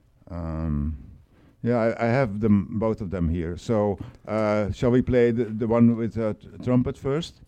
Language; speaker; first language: English; non-native, fluent; Dutch